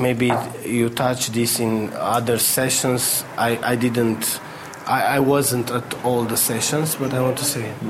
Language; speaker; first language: English; non-native, fluent; Romanian